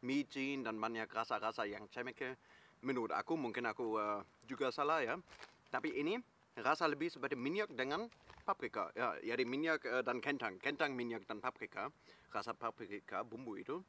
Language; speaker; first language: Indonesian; non-native, fluent; German